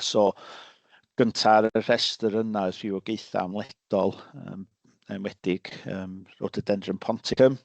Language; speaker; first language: Welsh; native; Welsh